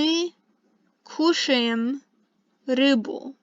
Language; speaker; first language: Russian; non-native, fluent; English